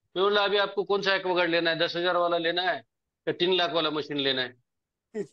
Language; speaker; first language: Hindi; non-native, local second language; Marathi